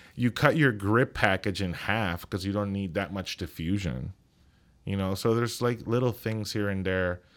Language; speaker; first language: English; non-native, fluent; Spanish